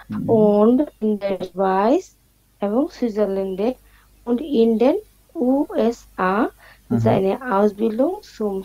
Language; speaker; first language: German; non-native, learner; Bangla